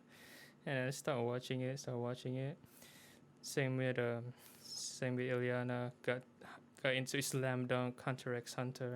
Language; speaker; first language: English; non-native, local second language; Filipino